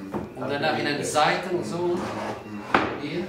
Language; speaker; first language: German; non-native, learner; Portuguese